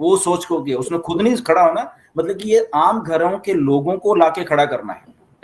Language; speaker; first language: Hindi; native; Hindi